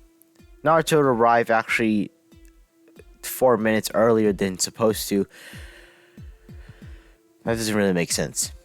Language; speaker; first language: English; native; English